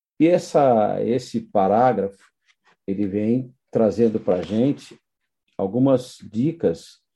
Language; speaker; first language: Portuguese; native; Portuguese